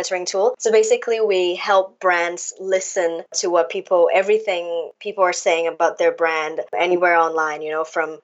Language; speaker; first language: English; non-native, local second language; Cantonese